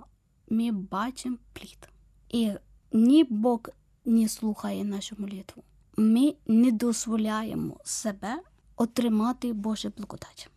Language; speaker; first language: Ukrainian; non-native, learner; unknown